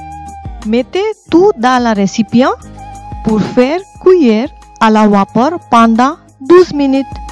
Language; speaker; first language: French; non-native, fluent; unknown